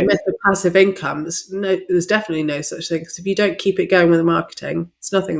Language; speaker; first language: English; native; English